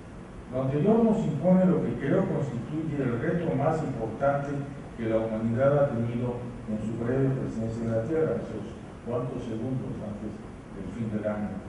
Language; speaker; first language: Spanish; native; Spanish